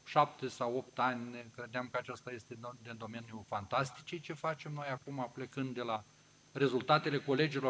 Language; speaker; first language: Romanian; native; Romanian